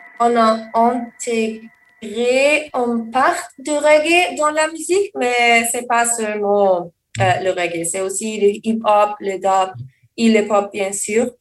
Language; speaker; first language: French; non-native, learner; German